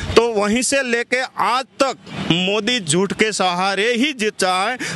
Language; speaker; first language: Hindi; non-native, local second language; Gujarati